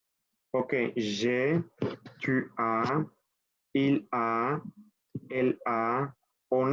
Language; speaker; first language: French; non-native, fluent; Spanish